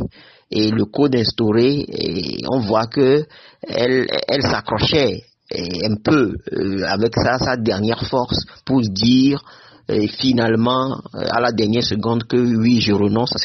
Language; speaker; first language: French; non-native, local second language; Ewe